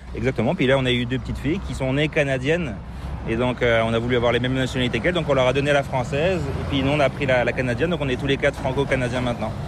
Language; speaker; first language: French; native; French